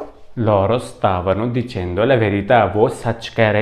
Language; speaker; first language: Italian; non-native, fluent; Urdu